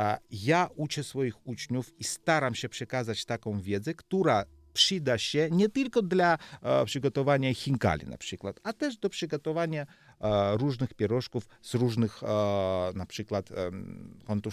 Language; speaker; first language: Polish; non-native, learner; Georgian